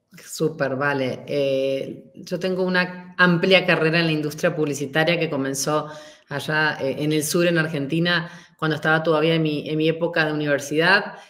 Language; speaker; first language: Spanish; native; Spanish